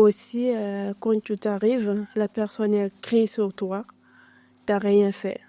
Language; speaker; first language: French; non-native, learner; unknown